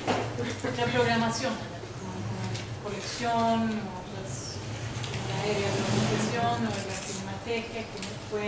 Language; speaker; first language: Spanish; non-native, learner; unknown